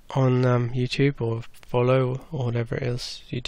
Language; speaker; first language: English; native; English